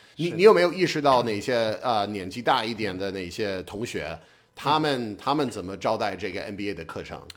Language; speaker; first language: Chinese; non-native, fluent; English